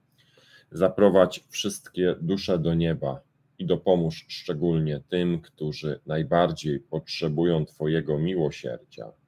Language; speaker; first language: Polish; native; Polish